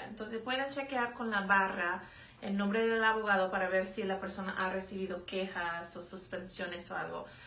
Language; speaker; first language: Spanish; non-native, fluent; English